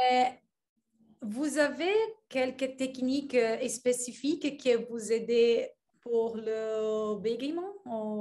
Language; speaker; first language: French; non-native, learner; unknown